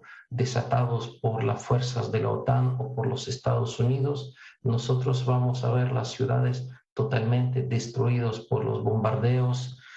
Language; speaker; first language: Spanish; non-native, fluent; Russian